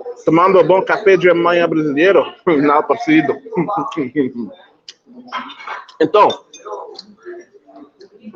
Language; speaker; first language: Portuguese; non-native, learner; English